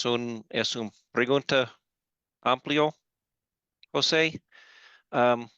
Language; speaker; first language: Spanish; non-native, fluent; English